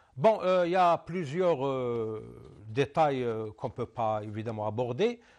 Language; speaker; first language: French; non-native, local second language; Arabic